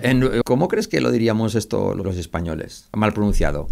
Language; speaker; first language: Spanish; native; Spanish